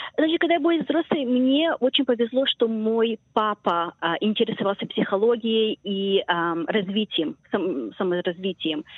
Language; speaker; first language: Russian; early bilingual, heritage; Russian